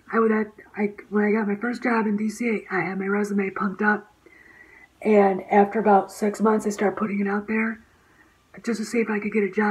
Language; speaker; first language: English; native; English